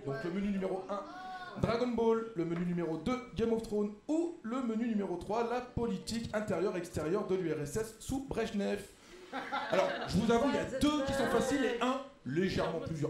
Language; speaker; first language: French; native; French